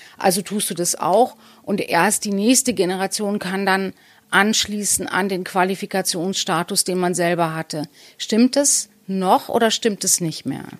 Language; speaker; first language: German; native; German